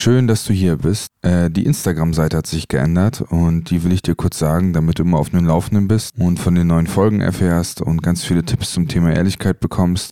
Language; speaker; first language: German; native; German